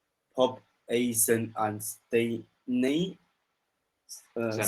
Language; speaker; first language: English; non-native, learner; Chinese